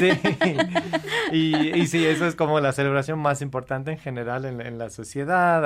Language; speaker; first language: Spanish; non-native, fluent; English